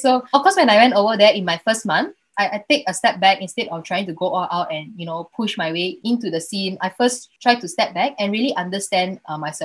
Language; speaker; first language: English; native; English